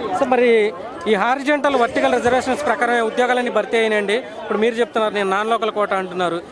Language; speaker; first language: Telugu; native; Telugu